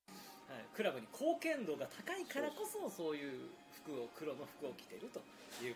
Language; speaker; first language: Japanese; native; Japanese